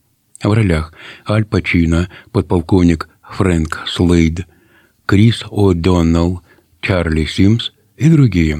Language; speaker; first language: Russian; native; Russian